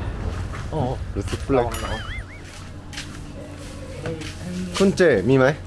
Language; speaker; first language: Thai; non-native, learner; Korean